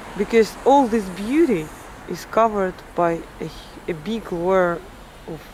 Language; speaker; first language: English; non-native, fluent; Russian